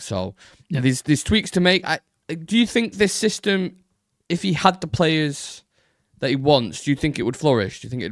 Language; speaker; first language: English; native; English